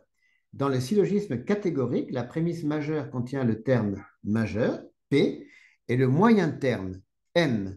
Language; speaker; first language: French; native; French